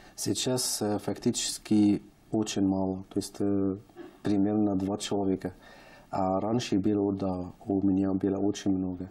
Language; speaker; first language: Russian; non-native, learner; Arabic